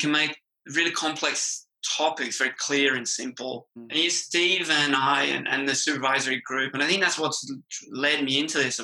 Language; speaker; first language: English; native; English